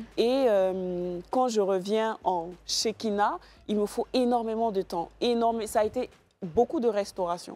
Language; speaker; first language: French; native; French